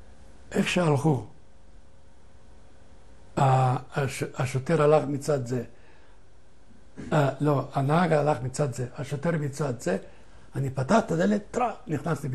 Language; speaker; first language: Hebrew; non-native, fluent; Ladino